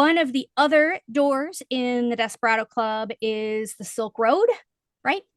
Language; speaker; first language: English; native; English